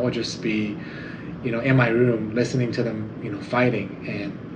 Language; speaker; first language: English; non-native, fluent; Chinese